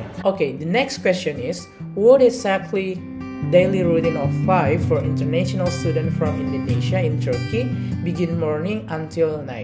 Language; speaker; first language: English; non-native, learner; Indonesian